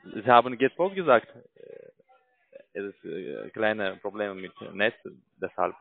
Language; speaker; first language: German; non-native, learner; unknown